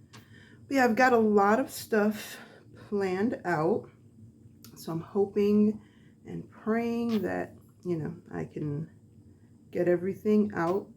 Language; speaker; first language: English; native; English